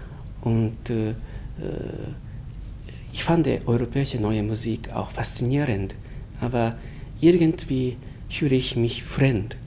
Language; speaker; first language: German; non-native, learner; Japanese